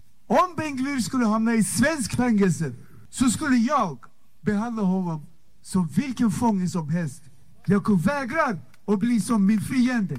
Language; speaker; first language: Swedish; non-native, fluent; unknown